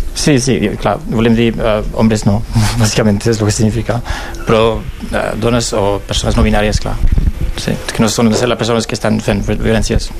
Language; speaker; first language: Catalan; non-native, local second language; Spanish